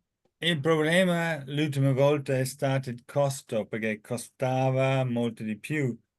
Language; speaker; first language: Italian; non-native, fluent; English